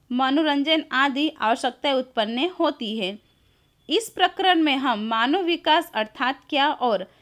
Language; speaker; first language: Hindi; non-native, local second language; Gujarati